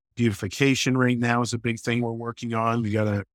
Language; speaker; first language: English; native; English